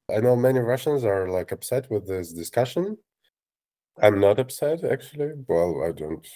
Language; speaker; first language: English; non-native, fluent; Russian